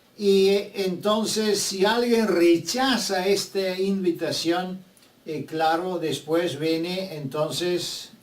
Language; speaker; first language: Spanish; non-native, fluent; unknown